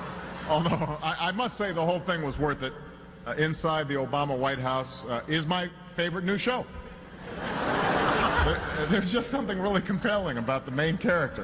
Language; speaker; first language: English; native; English